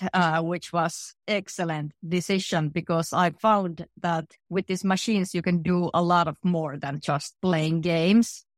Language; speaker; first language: English; non-native, fluent; Finnish